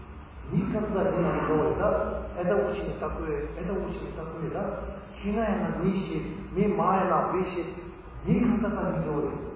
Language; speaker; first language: Russian; non-native, learner; Tibetan